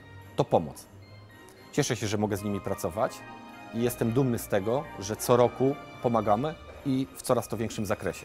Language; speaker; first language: Polish; native; Polish